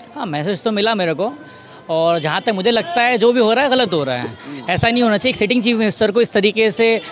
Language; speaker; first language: Hindi; native; Hindi